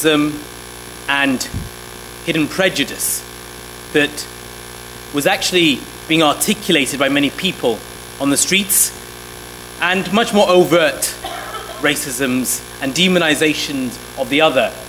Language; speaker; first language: English; native; English